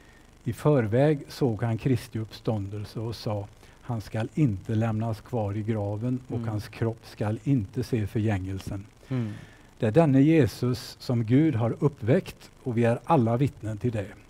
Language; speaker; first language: Swedish; native; Swedish